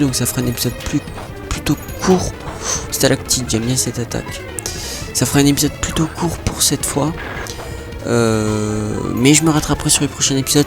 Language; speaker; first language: French; native; French